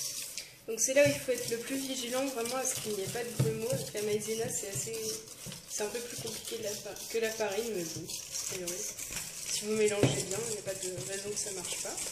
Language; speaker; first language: French; native; French